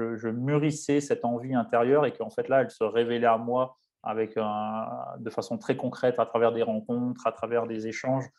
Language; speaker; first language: French; native; French